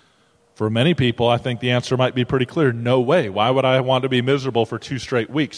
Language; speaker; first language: English; native; English